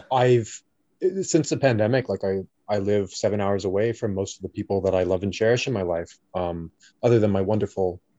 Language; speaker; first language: English; native; English